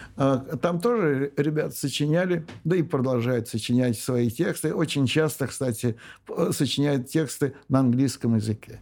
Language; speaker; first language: Russian; native; Russian